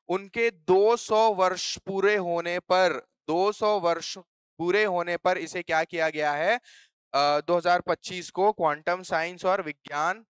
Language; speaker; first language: Hindi; native; Hindi